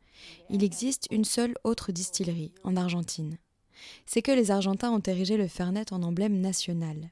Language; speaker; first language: French; native; French